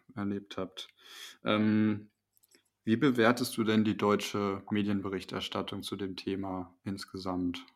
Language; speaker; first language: German; native; German